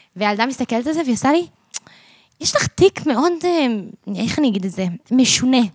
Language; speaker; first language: Hebrew; early bilingual, other home language; English